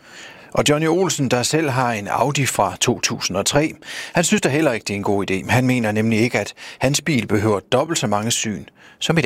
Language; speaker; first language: Danish; native; Danish